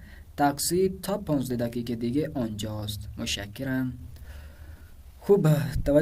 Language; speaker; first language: Persian; non-native, fluent; Urdu